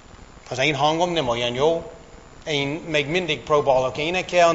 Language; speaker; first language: Hungarian; non-native, fluent; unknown